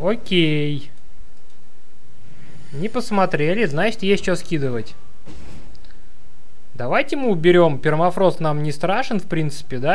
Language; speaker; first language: Russian; native; Russian